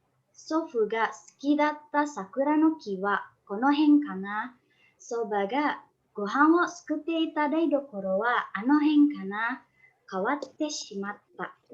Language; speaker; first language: Japanese; non-native, learner; Indonesian